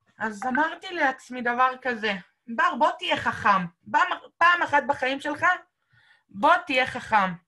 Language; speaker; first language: Hebrew; native; Hebrew